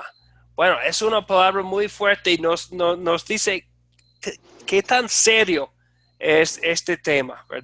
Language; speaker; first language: Spanish; non-native, fluent; English